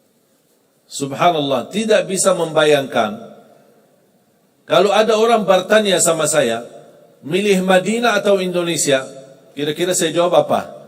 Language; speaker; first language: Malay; non-native, fluent; Arabic